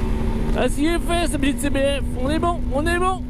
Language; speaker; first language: French; native; French